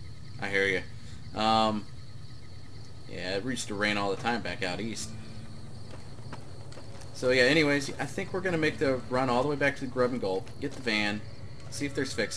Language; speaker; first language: English; native; English